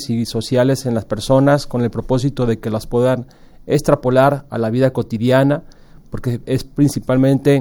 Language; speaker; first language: Spanish; native; Spanish